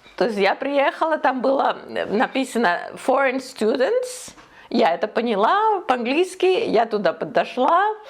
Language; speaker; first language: Russian; non-native, fluent; Spanish